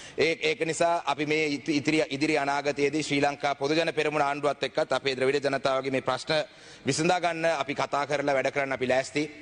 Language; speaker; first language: Sinhala; non-native, local second language; Tamil